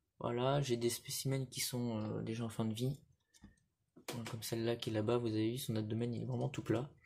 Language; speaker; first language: French; native; French